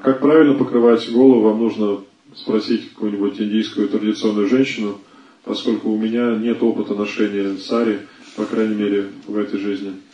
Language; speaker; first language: Russian; native; Russian